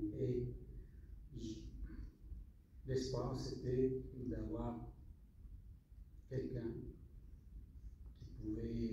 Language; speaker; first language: French; non-native, fluent; English